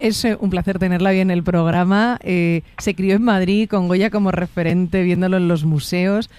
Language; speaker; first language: Spanish; native; Spanish